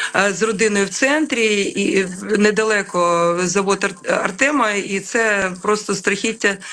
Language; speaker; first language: Ukrainian; native; Ukrainian